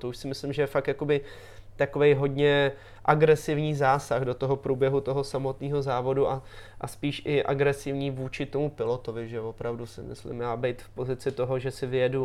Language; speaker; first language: Czech; native; Czech